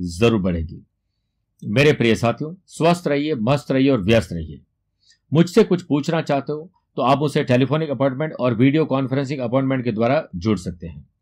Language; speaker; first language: Hindi; native; Hindi